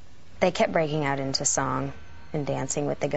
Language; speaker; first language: English; native; English